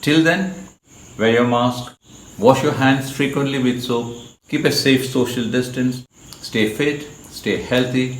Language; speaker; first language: English; non-native, local second language; Malayalam